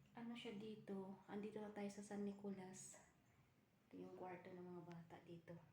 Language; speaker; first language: Filipino; non-native, local second language; Cebuano